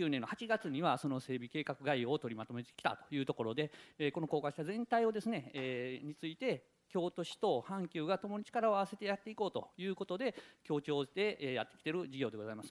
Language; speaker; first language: Japanese; native; Japanese